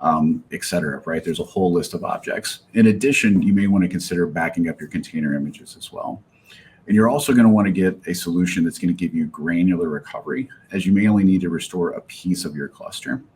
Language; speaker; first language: English; native; English